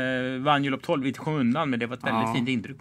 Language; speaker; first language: Swedish; native; Swedish